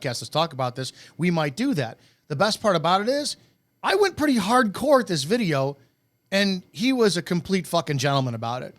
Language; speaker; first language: English; native; English